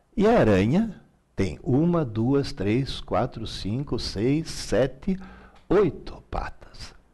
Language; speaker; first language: Portuguese; early bilingual, other home language; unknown